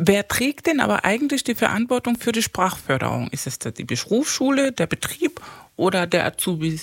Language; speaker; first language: German; non-native, fluent; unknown